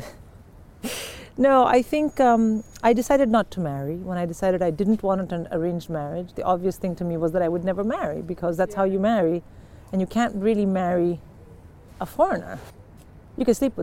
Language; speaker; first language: English; non-native, local second language; Hindi